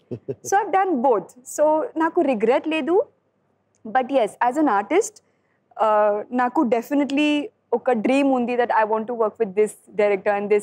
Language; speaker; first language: Telugu; non-native, learner; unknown